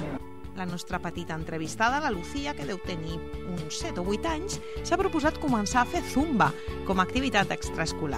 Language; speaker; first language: Catalan; native; Catalan